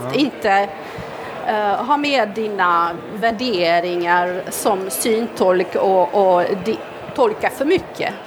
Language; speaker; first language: Swedish; non-native, fluent; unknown